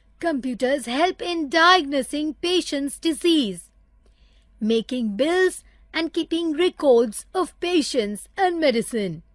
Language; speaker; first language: English; non-native, local second language; Urdu